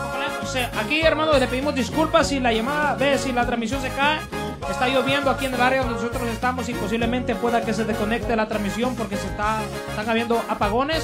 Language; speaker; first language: Spanish; native; Spanish